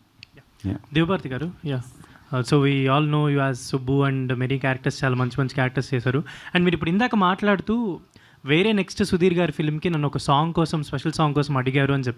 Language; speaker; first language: Telugu; native; Telugu